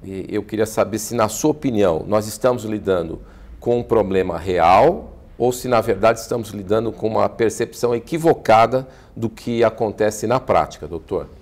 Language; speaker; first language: Portuguese; native; Portuguese